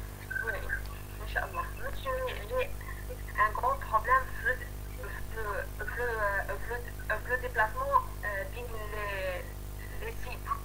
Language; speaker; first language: French; non-native, learner; Arabic